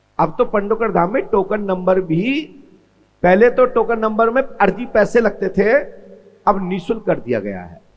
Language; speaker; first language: Hindi; native; Hindi